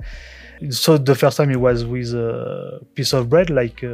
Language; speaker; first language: English; non-native, learner; French